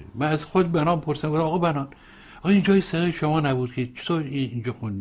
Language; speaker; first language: Persian; native; Persian